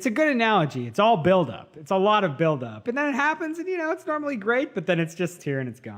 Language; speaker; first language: English; native; English